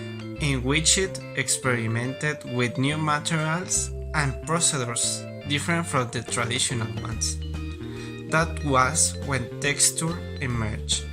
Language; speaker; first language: English; non-native, learner; Spanish